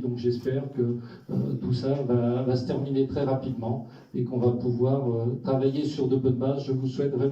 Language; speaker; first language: French; native; French